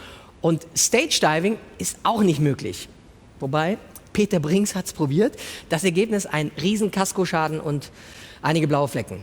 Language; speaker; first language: German; native; German